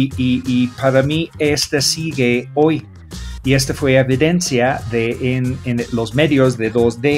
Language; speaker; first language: Spanish; non-native, fluent; English